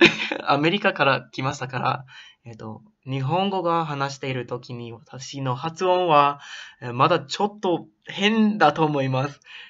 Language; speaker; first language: Japanese; non-native, learner; English